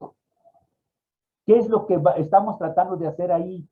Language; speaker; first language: Spanish; native; Spanish